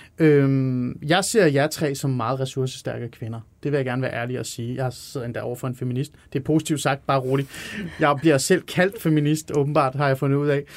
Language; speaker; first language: Danish; early bilingual, other home language; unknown